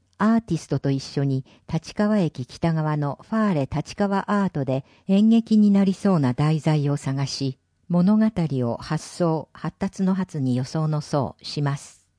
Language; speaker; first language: Japanese; native; Japanese